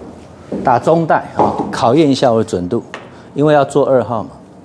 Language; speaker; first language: Chinese; native; Chinese